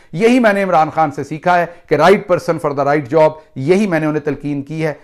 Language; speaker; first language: Urdu; non-native, local second language; Punjabi